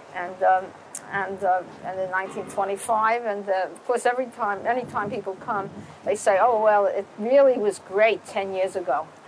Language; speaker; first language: English; native; English